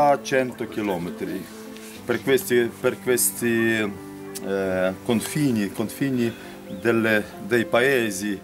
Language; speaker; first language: Italian; non-native, learner; Ukrainian